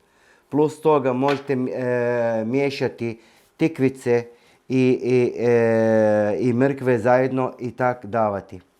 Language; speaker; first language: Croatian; non-native, fluent; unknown